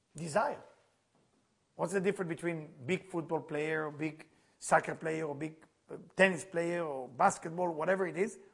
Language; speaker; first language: English; non-native, fluent; Hebrew